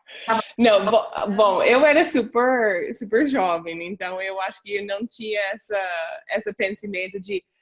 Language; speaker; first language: Portuguese; non-native, fluent; English